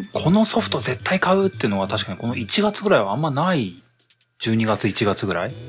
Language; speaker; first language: Japanese; native; Japanese